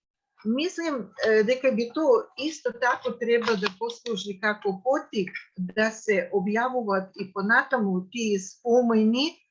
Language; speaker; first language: Macedonian; non-native, fluent; Russian